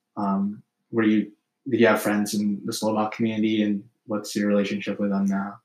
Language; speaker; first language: English; early bilingual, other home language; Filipino